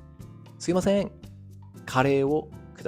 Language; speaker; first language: Japanese; non-native, fluent; English